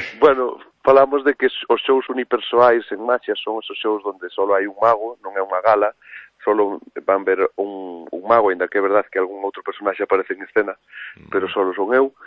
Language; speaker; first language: Galician; non-native, local second language; Spanish